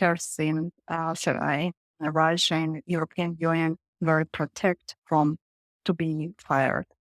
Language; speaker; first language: English; non-native, learner; Russian